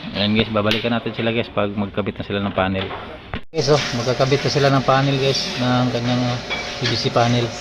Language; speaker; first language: Filipino; non-native, local second language; Cebuano